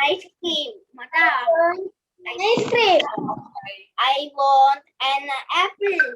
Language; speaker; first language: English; non-native, learner; Sinhala